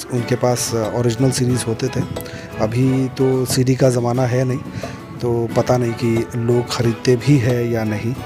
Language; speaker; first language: Hindi; native; Hindi